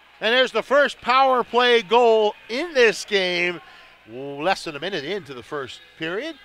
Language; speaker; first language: English; native; English